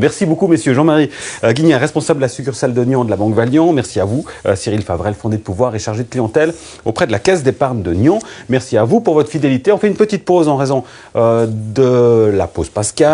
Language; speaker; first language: French; native; French